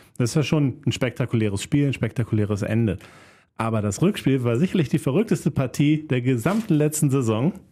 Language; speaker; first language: German; native; German